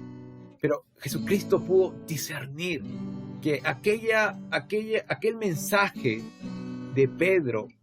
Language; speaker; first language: Spanish; native; Spanish